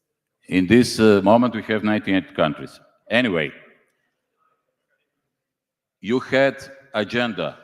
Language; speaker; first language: English; non-native, fluent; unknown